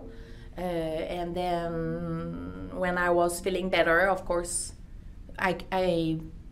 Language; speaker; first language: English; non-native, learner; French